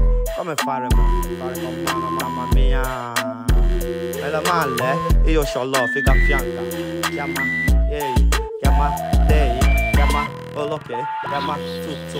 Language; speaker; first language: Italian; non-native, learner; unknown